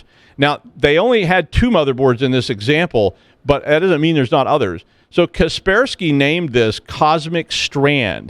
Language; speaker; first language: English; native; English